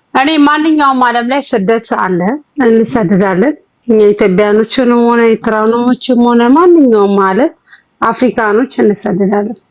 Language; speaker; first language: Amharic; native; Amharic